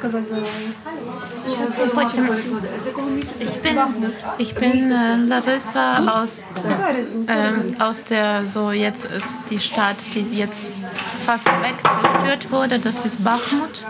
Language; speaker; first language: German; non-native, fluent; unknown